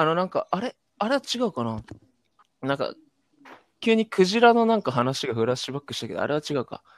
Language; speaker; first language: Japanese; native; Japanese